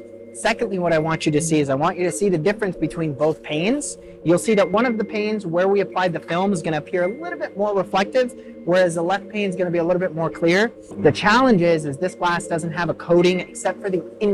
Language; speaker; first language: English; native; English